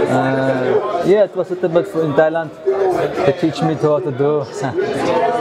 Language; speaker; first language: English; non-native, learner; Armenian